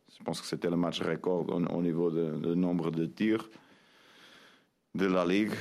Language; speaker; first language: French; non-native, fluent; Portuguese